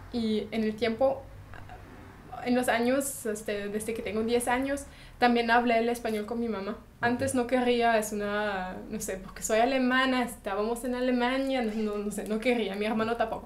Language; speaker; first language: Spanish; early bilingual, heritage; German